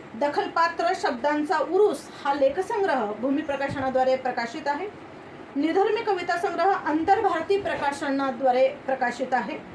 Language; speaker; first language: Marathi; native; Marathi